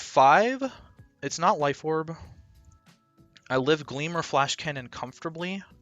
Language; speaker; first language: English; native; English